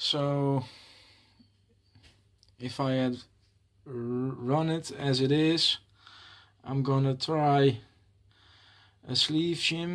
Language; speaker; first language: English; non-native, fluent; Dutch